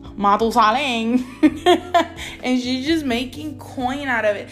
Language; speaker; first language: English; early bilingual, other home language; Spanish